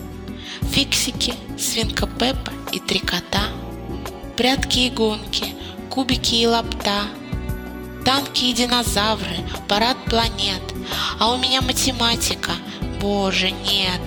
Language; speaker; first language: Russian; native; Russian